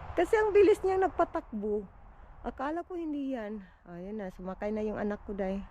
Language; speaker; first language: Filipino; non-native, local second language; Cebuano